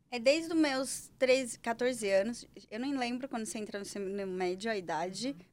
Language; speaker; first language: Portuguese; native; Portuguese